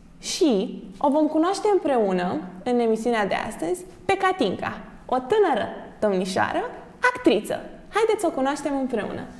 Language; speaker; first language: Romanian; native; Romanian